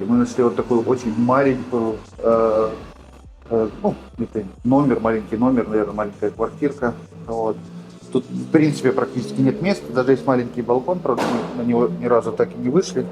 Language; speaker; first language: Russian; native; Russian